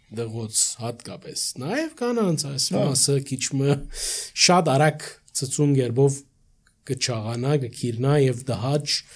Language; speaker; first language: Armenian; early bilingual, heritage; Armenian